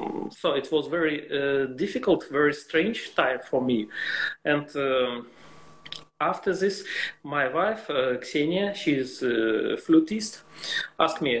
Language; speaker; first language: English; non-native, learner; Russian